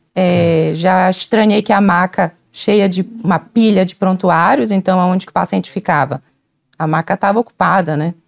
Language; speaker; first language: Portuguese; native; Portuguese